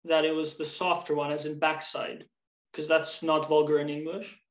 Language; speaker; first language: English; early bilingual, other home language; Albanian